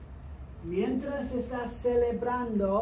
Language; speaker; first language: Spanish; non-native, fluent; English